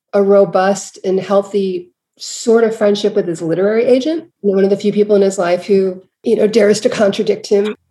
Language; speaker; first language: English; native; English